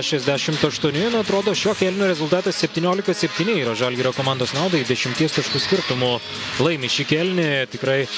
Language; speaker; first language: Lithuanian; native; Lithuanian